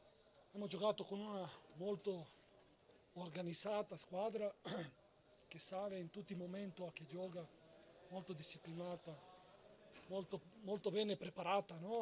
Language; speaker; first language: Italian; non-native, learner; Spanish